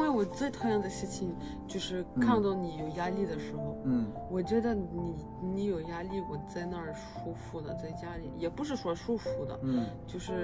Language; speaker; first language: Chinese; non-native, fluent; French